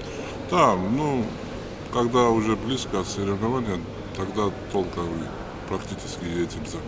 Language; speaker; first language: Russian; non-native, fluent; Georgian